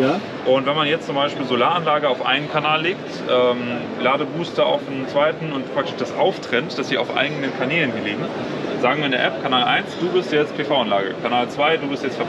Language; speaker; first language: German; native; German